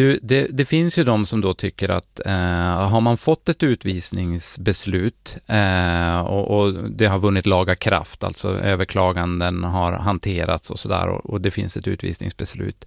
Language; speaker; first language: Swedish; native; Swedish